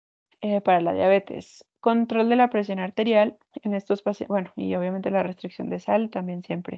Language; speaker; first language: Spanish; native; Spanish